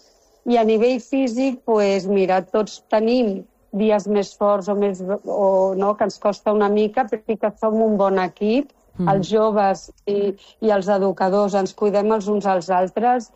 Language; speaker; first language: Catalan; non-native, local second language; Spanish